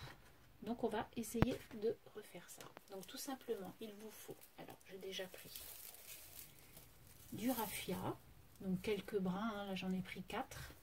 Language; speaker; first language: French; native; French